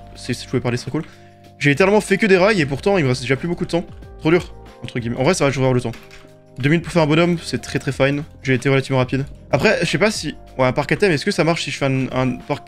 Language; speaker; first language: French; native; French